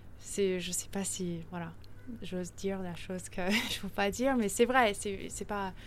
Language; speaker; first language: French; early bilingual, heritage; French